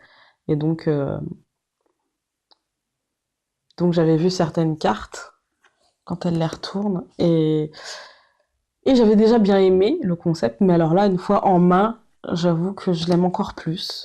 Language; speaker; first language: French; native; French